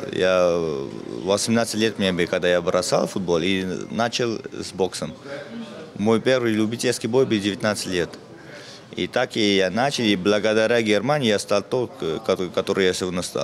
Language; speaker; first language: Russian; non-native, fluent; Armenian